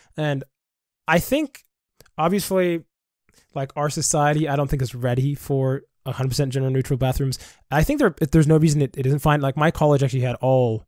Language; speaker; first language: English; native; English